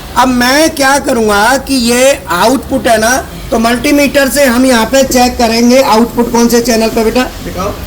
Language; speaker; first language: Hindi; native; Hindi